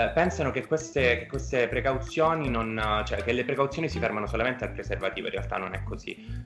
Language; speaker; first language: Italian; native; Italian